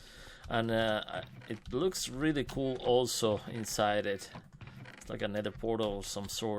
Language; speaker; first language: English; non-native, fluent; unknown